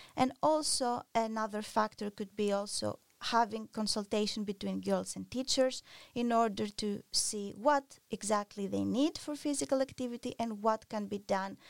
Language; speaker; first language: English; non-native, fluent; Greek